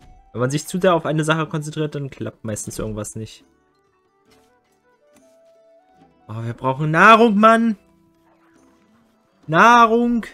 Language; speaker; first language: German; native; German